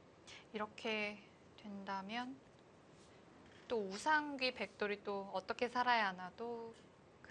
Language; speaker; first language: Korean; native; Korean